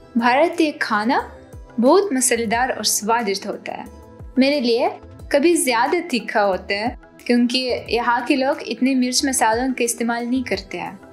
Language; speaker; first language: Hindi; non-native, fluent; Ukrainian